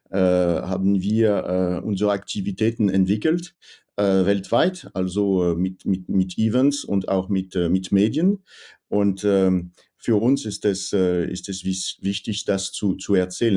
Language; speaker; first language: German; non-native, fluent; French